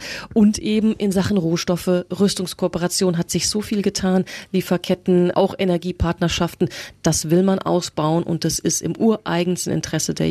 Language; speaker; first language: German; native; German